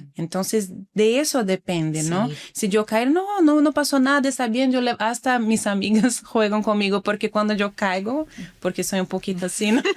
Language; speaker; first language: Spanish; non-native, fluent; Portuguese